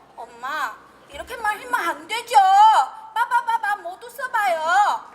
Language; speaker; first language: Korean; non-native, learner; Chinese